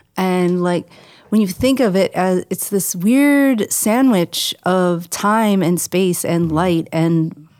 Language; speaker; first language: English; native; English